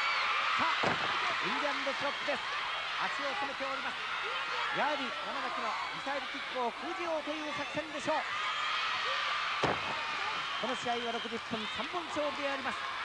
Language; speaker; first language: Japanese; native; Japanese